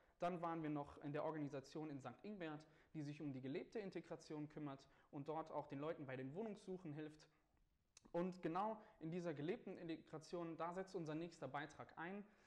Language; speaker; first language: German; native; German